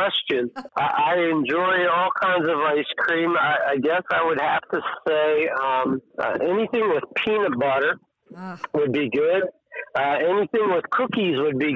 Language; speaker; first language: English; native; English